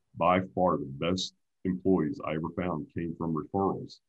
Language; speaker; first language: English; native; English